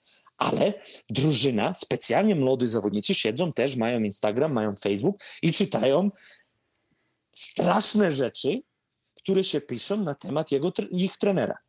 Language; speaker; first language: Polish; non-native, fluent; Serbian